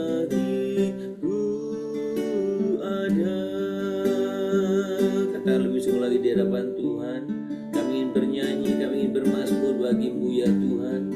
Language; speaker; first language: Indonesian; native; Indonesian